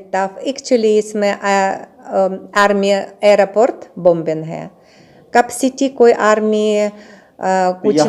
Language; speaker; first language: Hindi; non-native, learner; Russian